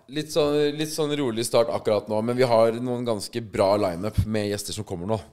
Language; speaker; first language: Norwegian; native; Norwegian